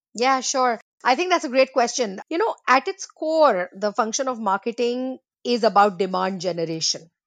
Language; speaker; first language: English; non-native, local second language; Hindi